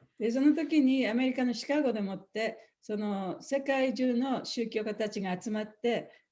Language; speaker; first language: Japanese; native; Japanese